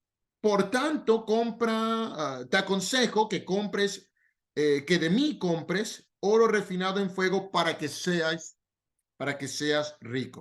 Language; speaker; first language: Spanish; native; Spanish